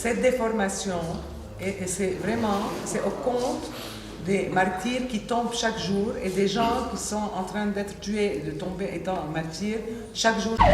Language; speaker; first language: French; non-native, local second language; Arabic